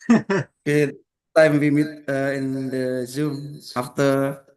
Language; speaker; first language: English; non-native, learner; Indonesian